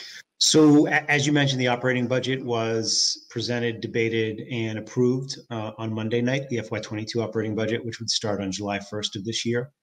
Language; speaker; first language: English; native; English